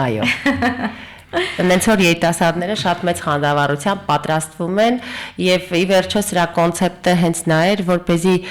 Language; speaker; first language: Armenian; native; Armenian